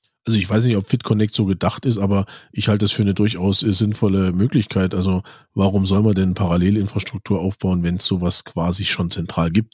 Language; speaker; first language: German; native; German